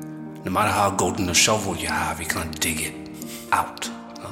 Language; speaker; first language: English; non-native, local second language; Bini